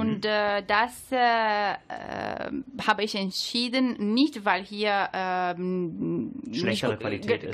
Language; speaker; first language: German; non-native, learner; Italian